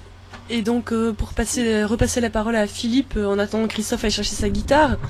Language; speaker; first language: French; native; French